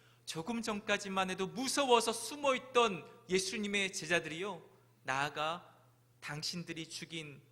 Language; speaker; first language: Korean; native; Korean